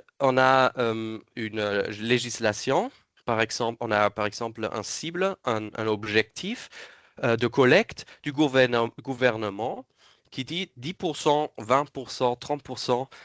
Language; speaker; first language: French; non-native, fluent; German